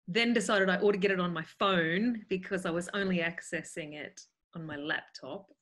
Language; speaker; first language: English; native; English